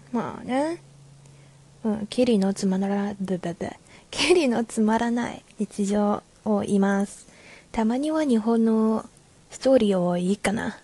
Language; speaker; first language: Japanese; non-native, learner; Chinese